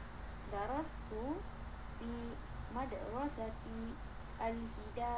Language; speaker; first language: Arabic; non-native, learner; Malay